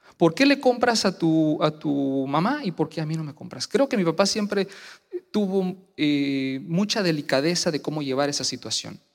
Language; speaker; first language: Spanish; native; Spanish